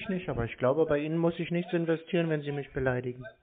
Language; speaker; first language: German; native; German